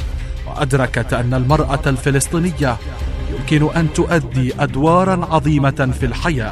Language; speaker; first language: Arabic; native; Arabic